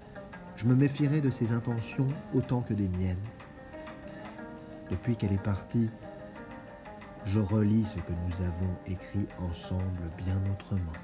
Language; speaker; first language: French; native; French